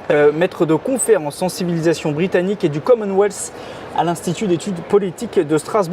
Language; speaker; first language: French; native; French